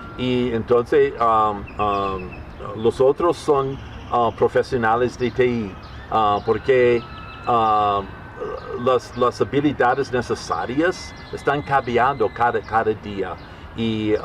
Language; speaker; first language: Spanish; non-native, learner; English